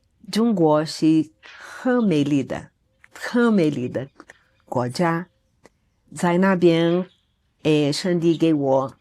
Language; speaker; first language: Chinese; non-native, learner; Portuguese